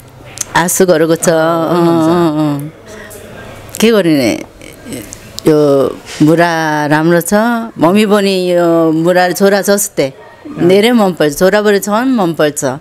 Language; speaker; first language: Nepali; non-native, learner; Korean